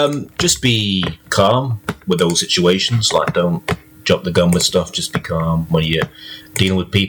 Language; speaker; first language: English; native; English